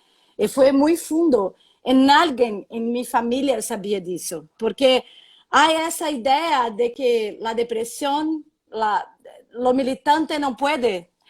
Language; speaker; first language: Spanish; non-native, learner; Portuguese